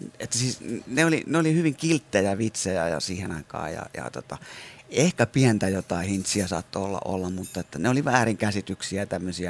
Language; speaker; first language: Finnish; native; Finnish